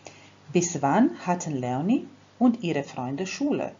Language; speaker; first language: German; non-native, fluent; Croatian